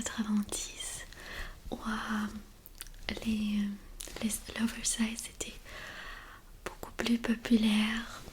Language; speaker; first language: French; non-native, fluent; Armenian